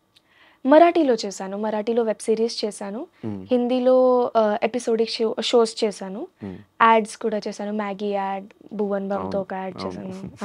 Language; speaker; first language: Telugu; non-native, learner; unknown